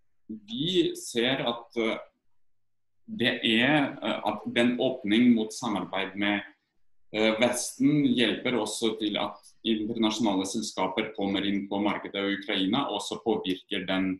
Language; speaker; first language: Norwegian; non-native, fluent; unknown